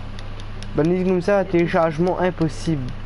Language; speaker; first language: French; non-native, local second language; Réunion Creole French